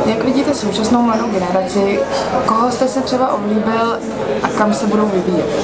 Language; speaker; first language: Czech; native; Czech